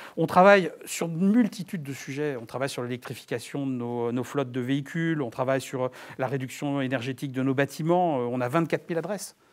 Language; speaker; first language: French; native; French